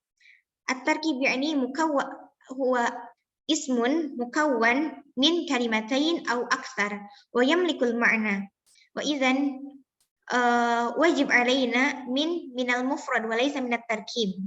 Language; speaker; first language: Arabic; non-native, learner; Indonesian